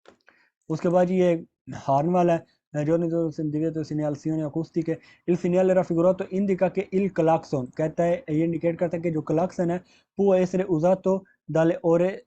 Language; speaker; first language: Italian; non-native, fluent; Urdu